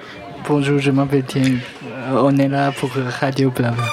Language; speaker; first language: French; non-native, learner; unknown